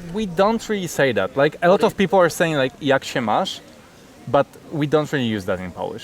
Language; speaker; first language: English; non-native, fluent; Polish